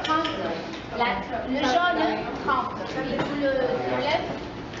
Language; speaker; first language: French; non-native, fluent; Galician